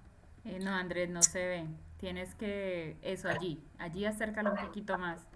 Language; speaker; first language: Spanish; native; Spanish